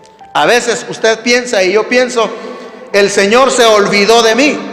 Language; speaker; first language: Spanish; native; Spanish